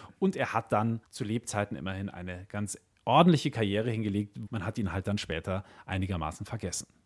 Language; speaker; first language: German; native; German